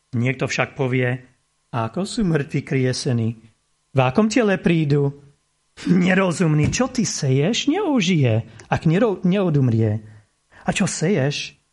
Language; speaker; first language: Slovak; non-native, fluent; English